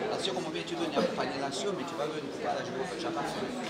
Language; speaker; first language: French; native; French